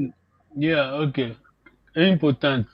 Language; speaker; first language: Portuguese; non-native, fluent; Kongo